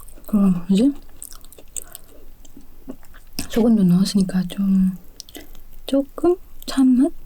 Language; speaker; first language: Korean; non-native, fluent; Indonesian